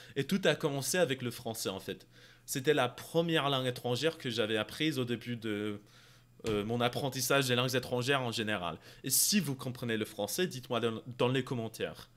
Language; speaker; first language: French; non-native, fluent; English